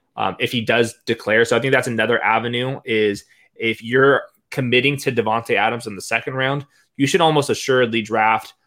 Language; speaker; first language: English; native; English